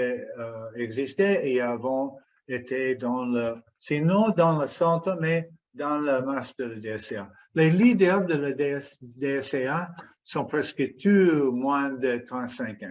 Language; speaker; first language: French; non-native, fluent; English